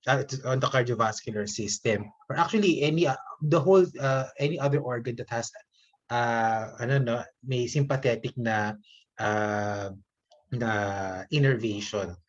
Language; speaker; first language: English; non-native, local second language; Filipino